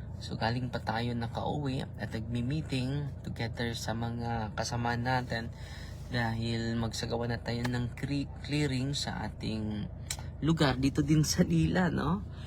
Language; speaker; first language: Filipino; non-native, local second language; Cebuano